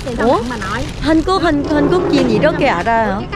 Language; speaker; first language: Korean; non-native, learner; Vietnamese